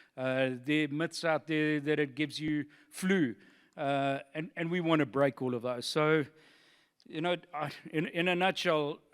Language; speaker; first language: English; native; English